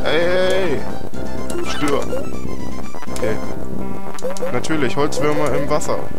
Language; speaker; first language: German; native; German